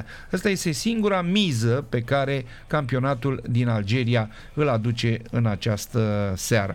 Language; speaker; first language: Romanian; native; Romanian